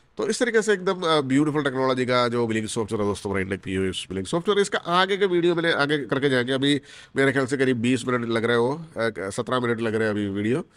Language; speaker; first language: Hindi; non-native, local second language; Malayalam